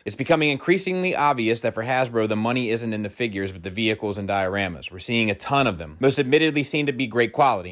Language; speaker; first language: English; native; English